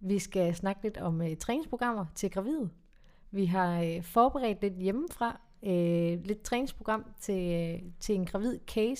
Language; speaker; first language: Danish; native; Danish